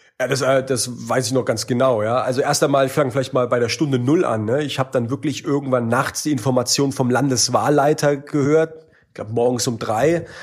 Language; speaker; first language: German; native; German